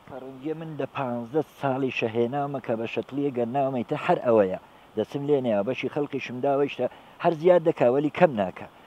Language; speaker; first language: Central Kurdish; native; Central Kurdish